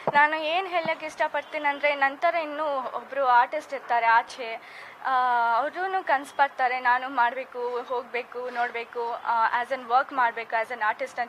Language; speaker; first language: Kannada; non-native, fluent; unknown